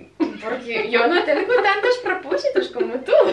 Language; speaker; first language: Portuguese; non-native, learner; Russian